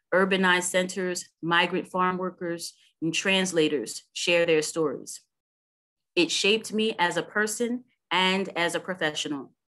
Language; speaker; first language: English; native; English